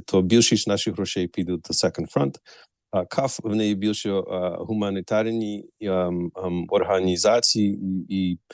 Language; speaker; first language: Ukrainian; early bilingual, heritage; Ukrainian